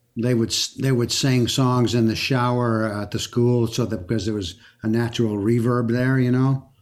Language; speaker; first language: English; early bilingual, other home language; French